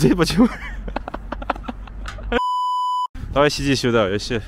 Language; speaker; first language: Russian; non-native, learner; Chinese